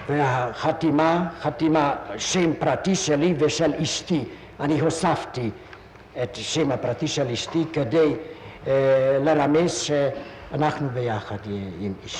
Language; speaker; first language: Hebrew; non-native, fluent; Hungarian